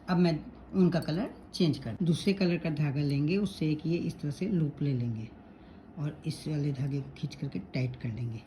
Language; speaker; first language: Hindi; native; Hindi